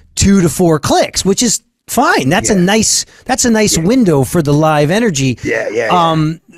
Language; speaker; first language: English; native; English